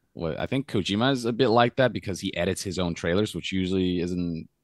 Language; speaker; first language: English; non-native, fluent; Spanish